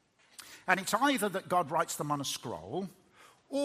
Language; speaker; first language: English; native; English